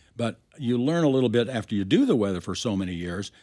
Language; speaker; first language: English; native; English